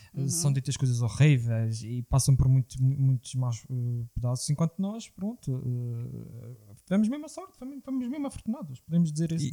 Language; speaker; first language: Portuguese; native; Portuguese